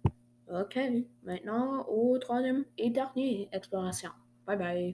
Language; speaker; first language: French; non-native, learner; English